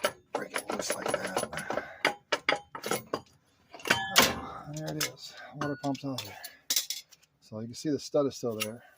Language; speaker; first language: English; native; English